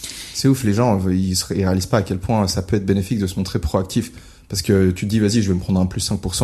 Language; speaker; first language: French; native; French